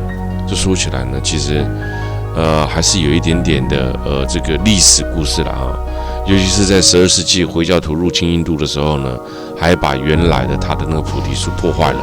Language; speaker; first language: Chinese; native; Chinese